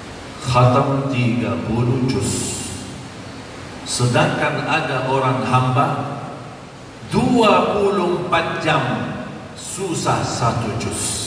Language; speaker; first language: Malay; non-native, fluent; Arabic